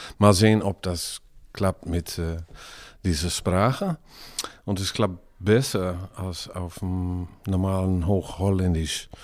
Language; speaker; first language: German; non-native, learner; Dutch